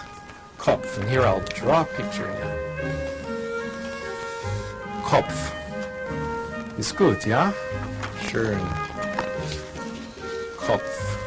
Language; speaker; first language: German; non-native, fluent; English